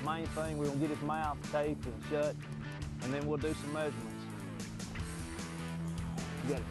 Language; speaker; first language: English; native; English